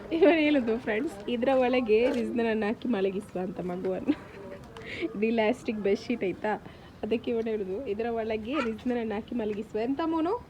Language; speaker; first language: Kannada; non-native, local second language; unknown